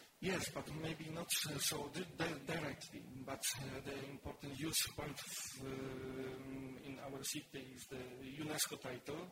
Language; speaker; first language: English; non-native, learner; Polish